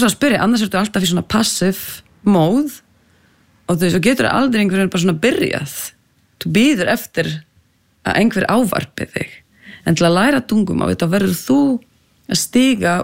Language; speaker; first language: Icelandic; non-native, fluent; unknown